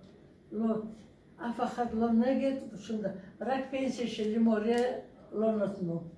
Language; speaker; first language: Hebrew; non-native, learner; Russian